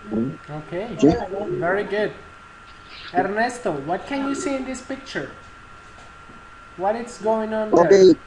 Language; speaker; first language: English; non-native, fluent; Spanish